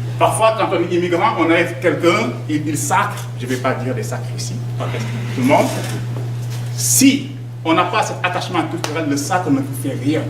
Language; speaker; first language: French; non-native, local second language; Wolof